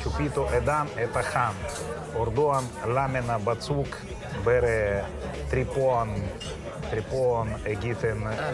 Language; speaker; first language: Basque; non-native, learner; Russian